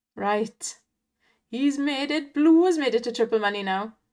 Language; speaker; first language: English; native; English